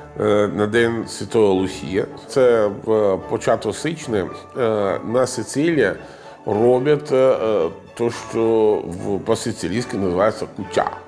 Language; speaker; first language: Ukrainian; non-native, learner; Italian